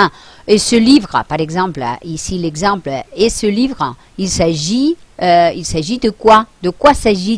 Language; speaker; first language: French; non-native, fluent; Spanish